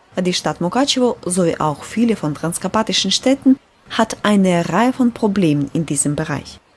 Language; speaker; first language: German; non-native, fluent; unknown